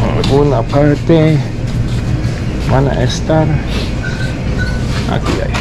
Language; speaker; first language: Spanish; non-native, learner; English